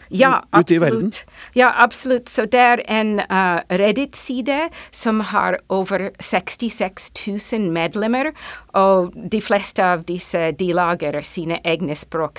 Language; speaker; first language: Norwegian; non-native, fluent; English